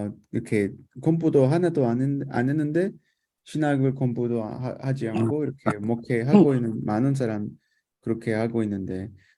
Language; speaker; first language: Korean; non-native, fluent; Spanish